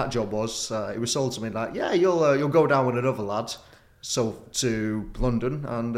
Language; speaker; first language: English; native; English